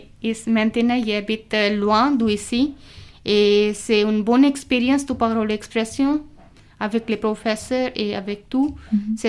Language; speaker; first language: French; non-native, learner; Urdu